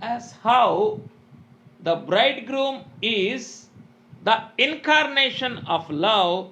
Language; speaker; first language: English; non-native, local second language; Telugu